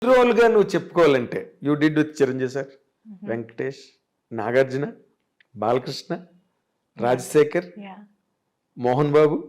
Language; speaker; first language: Telugu; native; Telugu